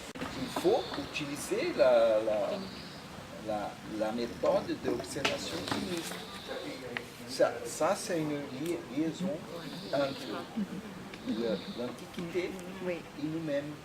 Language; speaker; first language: French; non-native, fluent; Portuguese